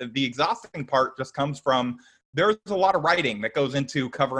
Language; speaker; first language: English; native; English